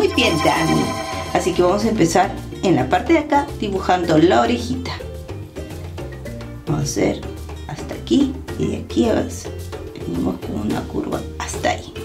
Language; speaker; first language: Spanish; native; Spanish